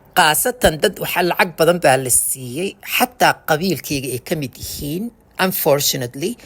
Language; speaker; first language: Somali; early bilingual, heritage; Somali